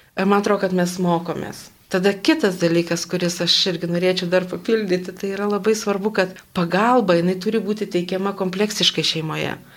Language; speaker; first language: Lithuanian; native; Lithuanian